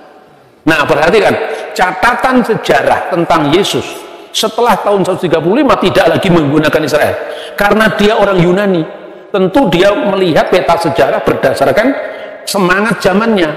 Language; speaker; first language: Indonesian; native; Indonesian